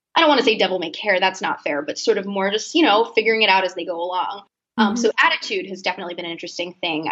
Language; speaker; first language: English; native; English